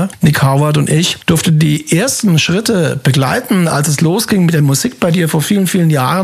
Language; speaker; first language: German; native; German